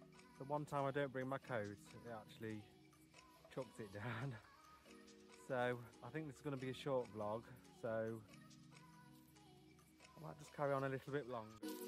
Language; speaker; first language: English; native; English